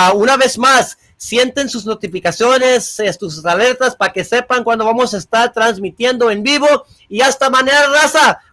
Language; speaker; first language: Spanish; early bilingual, other home language; English